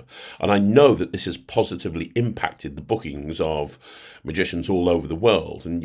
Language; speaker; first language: English; native; English